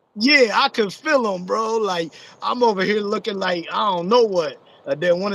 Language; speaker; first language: English; native; English